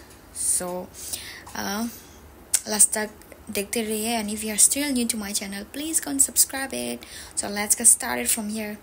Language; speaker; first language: Hindi; non-native, local second language; Kok Borok